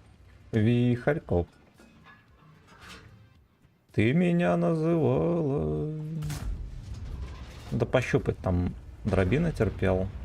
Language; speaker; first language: Russian; native; Russian